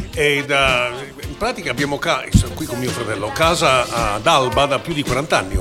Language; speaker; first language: Italian; early bilingual, heritage; Italian